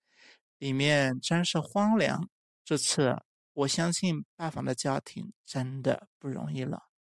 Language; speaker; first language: Chinese; native; Chinese